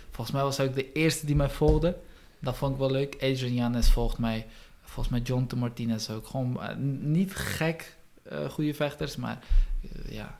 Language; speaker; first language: Dutch; early bilingual, other home language; Russian